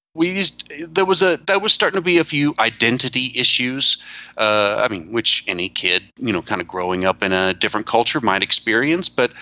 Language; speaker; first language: English; native; English